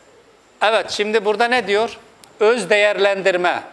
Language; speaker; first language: Turkish; non-native, fluent; Urdu